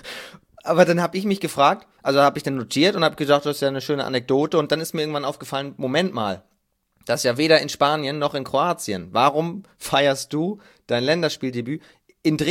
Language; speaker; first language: German; native; German